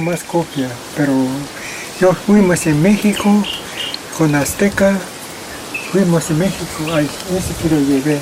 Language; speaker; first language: Spanish; non-native, local second language; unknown